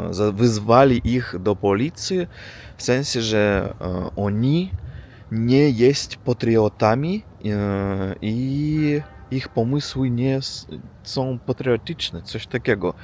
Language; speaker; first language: Polish; non-native, learner; Russian